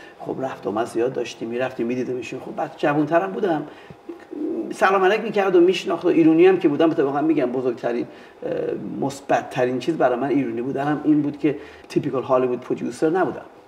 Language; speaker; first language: Persian; native; Persian